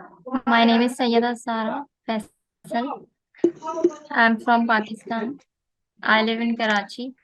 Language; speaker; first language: English; non-native, learner; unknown